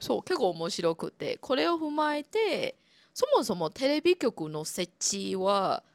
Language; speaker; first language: Japanese; non-native, fluent; Chinese